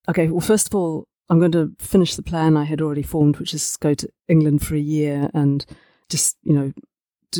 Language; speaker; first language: English; native; English